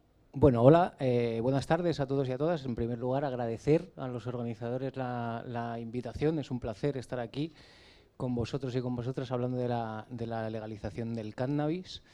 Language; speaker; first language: Spanish; native; Spanish